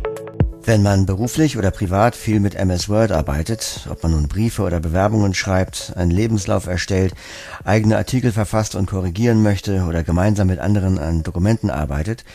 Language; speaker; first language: German; native; German